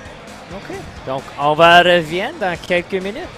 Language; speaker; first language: French; non-native, local second language; English